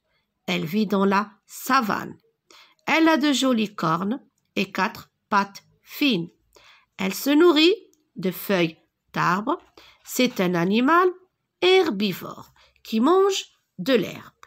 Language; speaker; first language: French; non-native, local second language; Arabic